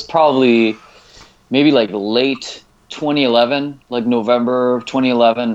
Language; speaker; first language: English; non-native, fluent; Spanish